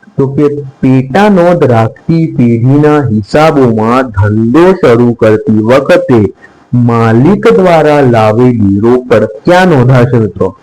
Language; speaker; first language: Gujarati; native; Gujarati